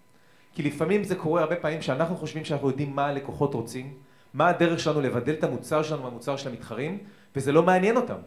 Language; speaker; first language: Hebrew; native; Hebrew